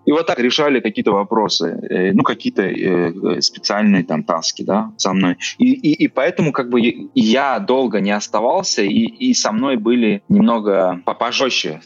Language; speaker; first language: Russian; non-native, local second language; Uzbek